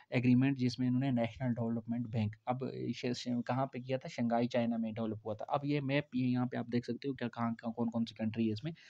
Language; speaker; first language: Hindi; non-native, local second language; Kashmiri